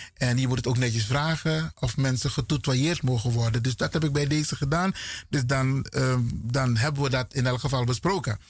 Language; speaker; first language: Dutch; native; Dutch